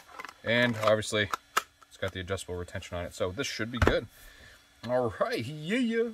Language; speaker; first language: English; native; English